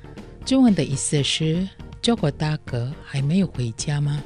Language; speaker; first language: Chinese; non-native, learner; Indonesian